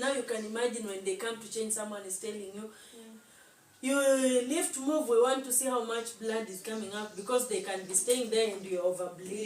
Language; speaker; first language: English; non-native, local second language; Swahili